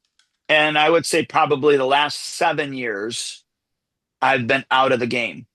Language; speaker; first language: English; native; English